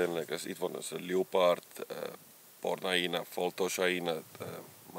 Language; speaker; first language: Hungarian; non-native, learner; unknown